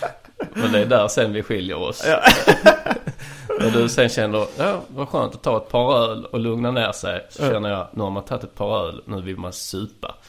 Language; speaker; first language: Swedish; native; Swedish